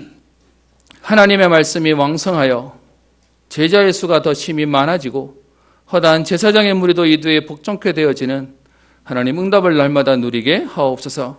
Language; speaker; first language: Korean; native; Korean